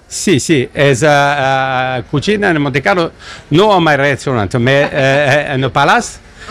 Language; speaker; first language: Italian; non-native, learner; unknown